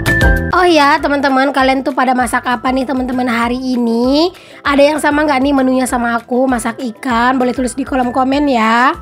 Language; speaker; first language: Indonesian; native; Indonesian